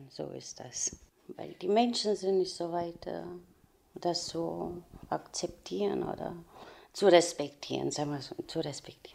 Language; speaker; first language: German; non-native, fluent; Romanian